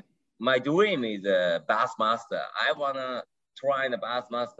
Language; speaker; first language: English; non-native, learner; Japanese